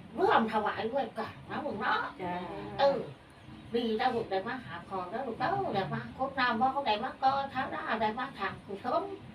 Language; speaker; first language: Thai; native; Thai